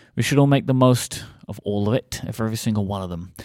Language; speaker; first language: English; native; English